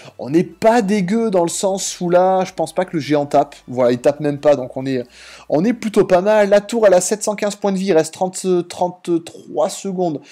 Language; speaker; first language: French; native; French